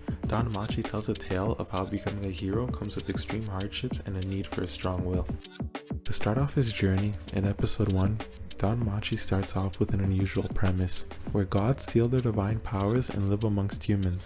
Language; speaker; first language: English; native; English